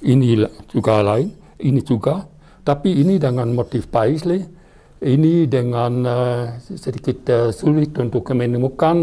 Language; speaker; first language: Indonesian; non-native, fluent; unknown